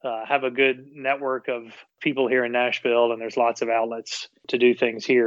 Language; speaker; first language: English; native; English